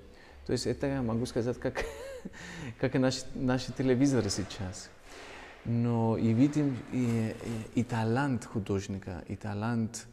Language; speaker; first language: Russian; non-native, fluent; Greek